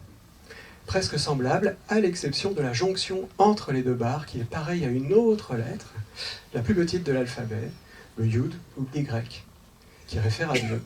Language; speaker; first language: French; native; French